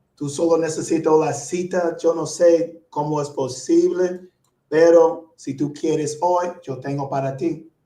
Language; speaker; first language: Spanish; non-native, learner; English